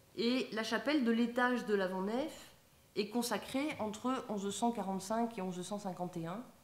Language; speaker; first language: French; native; French